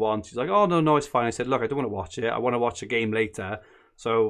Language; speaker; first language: English; native; English